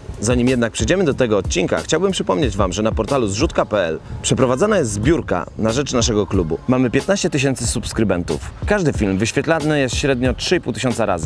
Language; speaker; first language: Polish; native; Polish